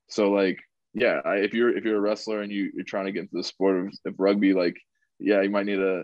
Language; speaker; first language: English; native; English